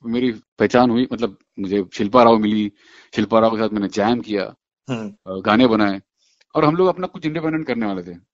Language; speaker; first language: Hindi; non-native, local second language; Gujarati